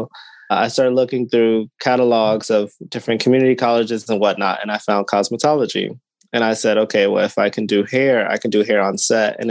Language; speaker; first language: English; native; English